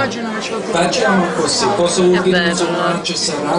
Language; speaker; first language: Italian; non-native, learner; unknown